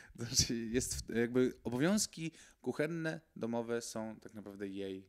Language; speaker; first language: Polish; early bilingual, other home language; Mongolian